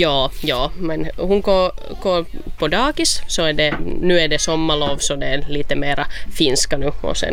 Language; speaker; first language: Swedish; non-native, local second language; Finnish